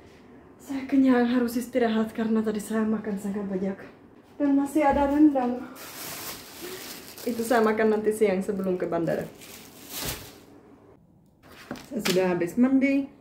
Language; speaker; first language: Indonesian; non-native, fluent; Czech